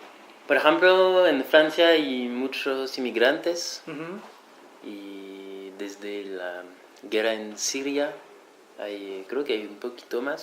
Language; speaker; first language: Spanish; non-native, fluent; French